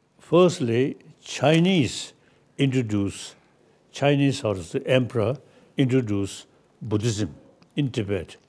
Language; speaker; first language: English; non-native, learner; Tibetan